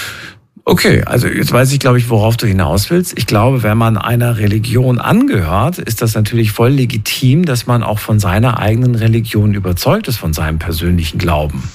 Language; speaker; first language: German; native; German